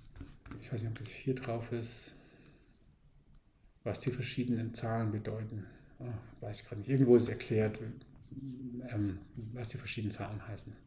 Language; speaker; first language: German; native; German